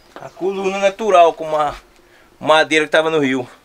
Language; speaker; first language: Portuguese; native; Portuguese